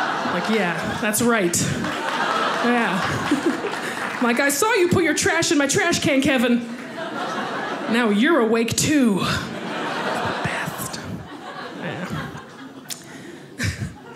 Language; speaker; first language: English; native; English